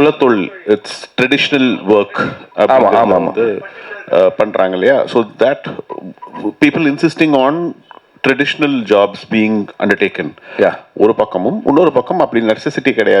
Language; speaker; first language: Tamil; native; Tamil